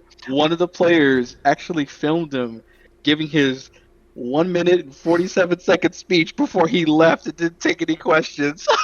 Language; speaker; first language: English; native; English